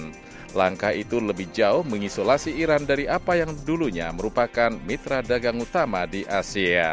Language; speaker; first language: Indonesian; native; Indonesian